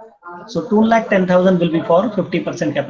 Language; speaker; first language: English; non-native, local second language; Marathi